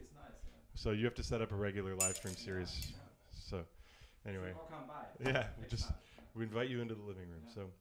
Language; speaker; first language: English; native; English